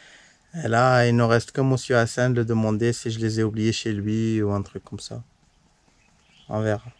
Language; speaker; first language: French; native; French